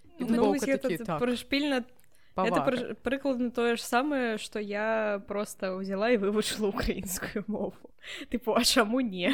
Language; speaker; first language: Belarusian; non-native, local second language; Russian